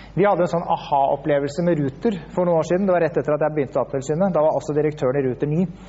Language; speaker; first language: Norwegian; native; Norwegian